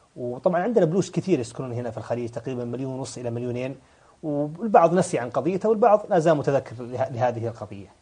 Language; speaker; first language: Arabic; native; Arabic